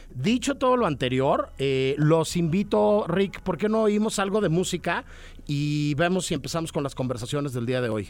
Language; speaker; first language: Spanish; native; Spanish